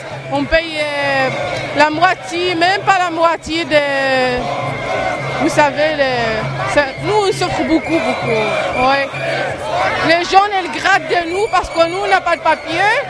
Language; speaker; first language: French; non-native, learner; Arabic